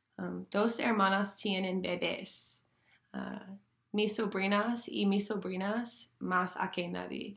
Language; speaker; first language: Spanish; non-native, learner; English